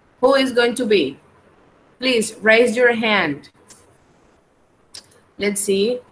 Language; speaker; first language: English; non-native, fluent; Spanish